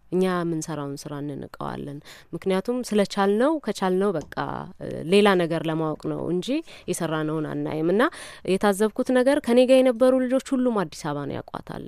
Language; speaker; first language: Amharic; non-native, local second language; Wolaytta